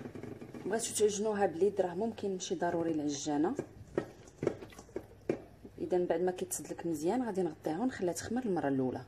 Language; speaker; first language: Arabic; native; Arabic